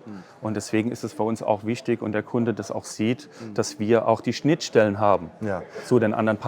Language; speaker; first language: German; native; German